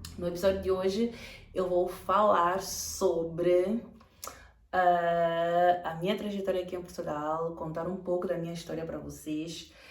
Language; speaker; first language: Portuguese; native; Portuguese